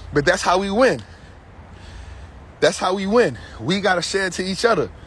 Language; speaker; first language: English; native; English